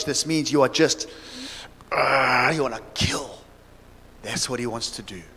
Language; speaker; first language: English; native; English